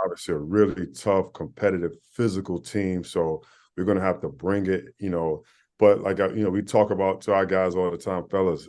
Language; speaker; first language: English; native; English